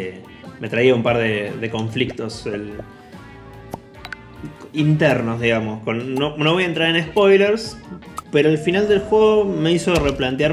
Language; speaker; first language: Spanish; native; Spanish